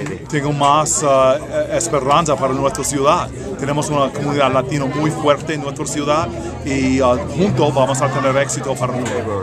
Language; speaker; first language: Spanish; non-native, learner; English